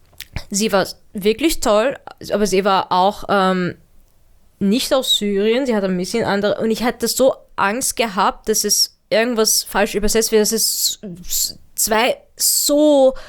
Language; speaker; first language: German; early bilingual, other home language; Arabic